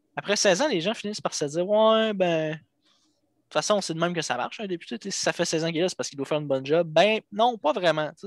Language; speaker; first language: French; native; French